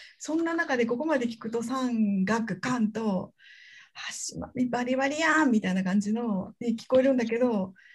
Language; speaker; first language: Japanese; native; Japanese